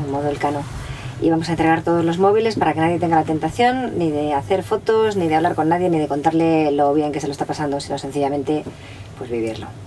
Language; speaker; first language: Spanish; native; Spanish